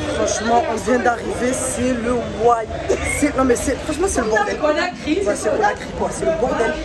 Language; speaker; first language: French; early bilingual, other home language; Fula